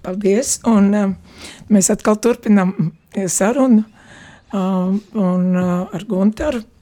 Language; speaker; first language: Latvian; native; Latvian